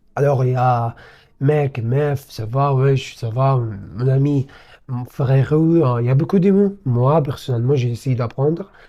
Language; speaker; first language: French; non-native, learner; Arabic